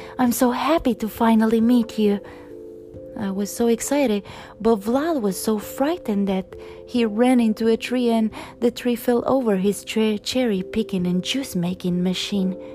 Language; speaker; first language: English; non-native, fluent; Romanian